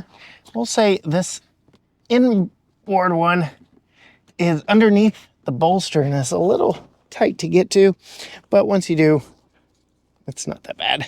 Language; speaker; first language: English; native; English